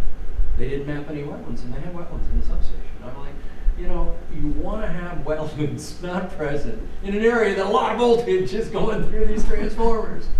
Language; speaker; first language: English; native; English